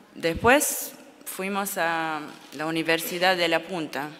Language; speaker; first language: Spanish; non-native, learner; Arabic